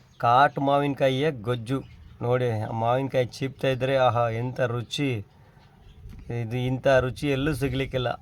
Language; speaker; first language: Kannada; non-native, local second language; Tulu